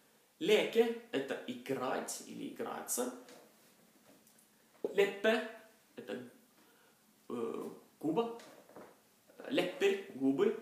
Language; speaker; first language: Russian; non-native, fluent; Norwegian